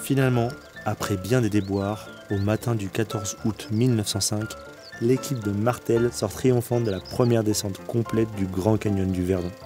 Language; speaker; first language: French; native; French